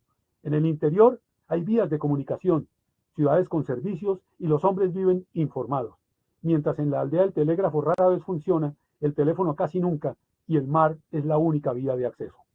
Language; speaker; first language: Spanish; native; Spanish